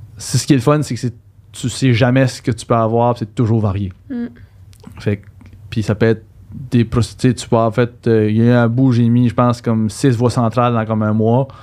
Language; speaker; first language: French; native; French